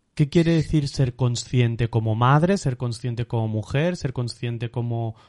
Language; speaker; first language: Spanish; native; Spanish